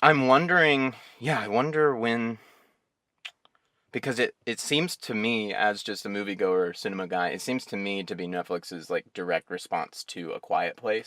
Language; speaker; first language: English; native; English